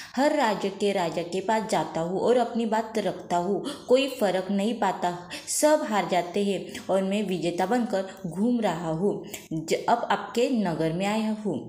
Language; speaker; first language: Hindi; non-native, local second language; Marathi